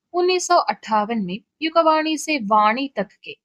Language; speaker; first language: Hindi; non-native, local second language; Malayalam